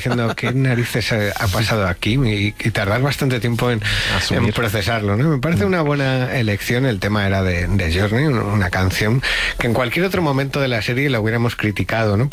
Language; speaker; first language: Spanish; native; Spanish